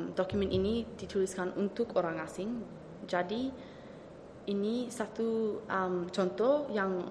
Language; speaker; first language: Indonesian; early bilingual, heritage; Indonesian